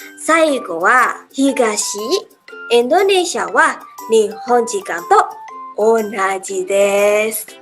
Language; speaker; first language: Japanese; non-native, learner; Indonesian